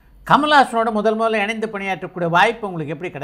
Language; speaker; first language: Tamil; native; Tamil